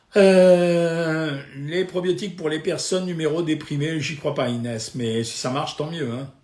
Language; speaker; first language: French; native; French